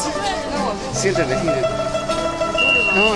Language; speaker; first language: Spanish; native; Spanish